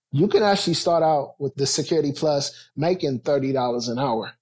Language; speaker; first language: English; native; English